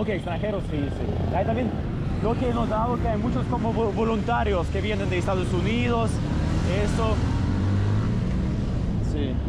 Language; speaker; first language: Spanish; non-native, fluent; Russian